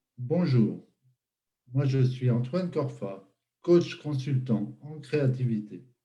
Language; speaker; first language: French; native; French